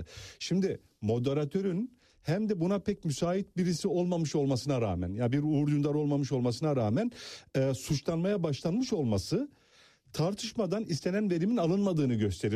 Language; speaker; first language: Turkish; native; Turkish